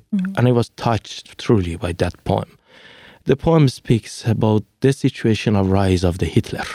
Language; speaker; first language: English; non-native, fluent; Persian